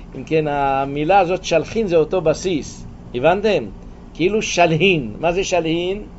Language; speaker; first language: Hebrew; native; Hebrew